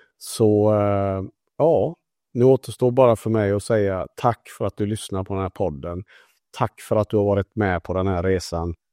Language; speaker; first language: Swedish; early bilingual, other home language; Italian